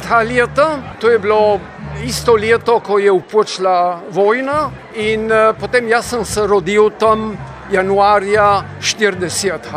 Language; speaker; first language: Slovenian; early bilingual, heritage; Slovenian